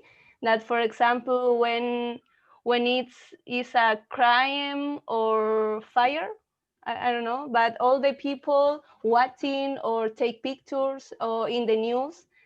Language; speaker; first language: English; non-native, learner; Spanish